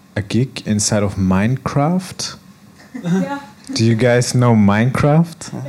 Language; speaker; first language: English; non-native, fluent; German